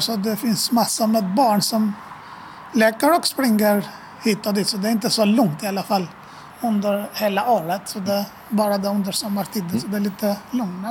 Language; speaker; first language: Swedish; non-native, fluent; Arabic